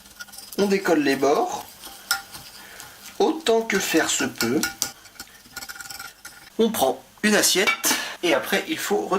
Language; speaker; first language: French; native; French